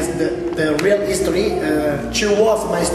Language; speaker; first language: English; non-native, local second language; Spanish